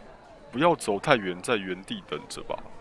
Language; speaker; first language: Chinese; native; Chinese